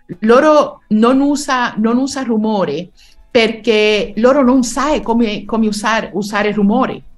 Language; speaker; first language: Italian; non-native, learner; Spanish